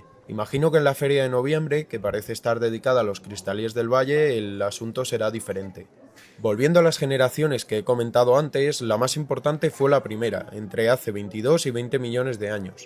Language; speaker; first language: Spanish; native; Spanish